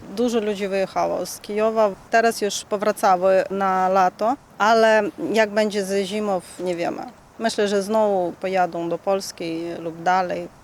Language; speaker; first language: Polish; non-native, fluent; Ukrainian